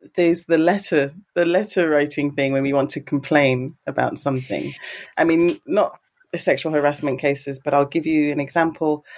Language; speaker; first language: English; native; English